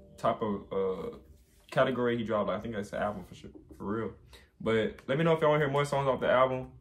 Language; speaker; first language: English; native; English